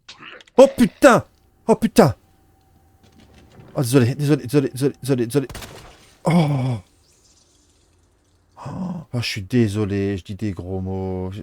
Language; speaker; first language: French; native; French